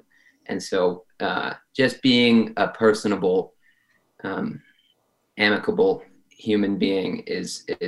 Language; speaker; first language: English; native; English